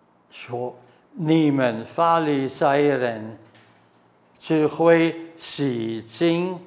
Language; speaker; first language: Chinese; non-native, fluent; German